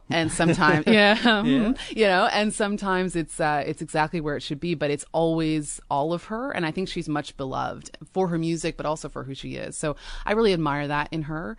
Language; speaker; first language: English; native; English